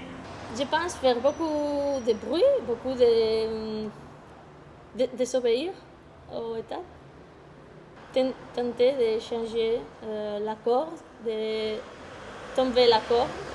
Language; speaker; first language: French; non-native, fluent; Spanish